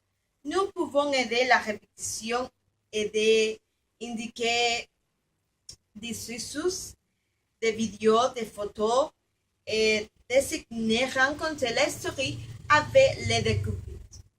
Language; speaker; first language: French; non-native, learner; Spanish